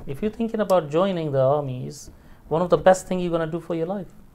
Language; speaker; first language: English; non-native, fluent; Punjabi